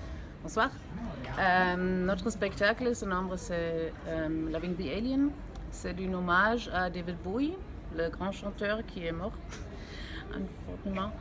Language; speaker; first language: French; non-native, learner; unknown